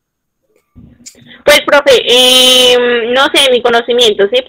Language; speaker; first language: Spanish; native; Spanish